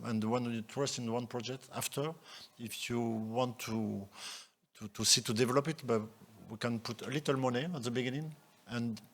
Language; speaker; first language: English; non-native, local second language; French